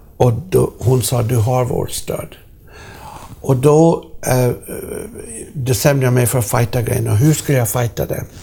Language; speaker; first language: Swedish; non-native, fluent; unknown